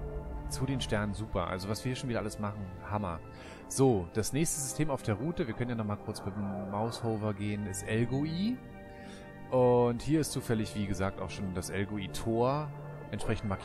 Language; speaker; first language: German; native; German